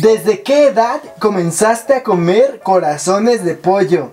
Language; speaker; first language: Spanish; native; Spanish